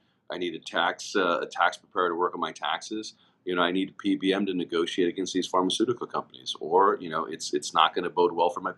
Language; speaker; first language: English; native; English